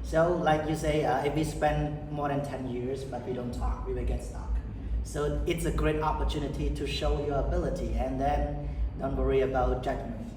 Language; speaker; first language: English; non-native, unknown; Khmer